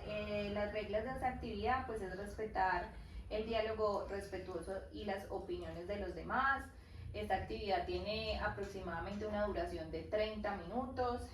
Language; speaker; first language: Spanish; native; Spanish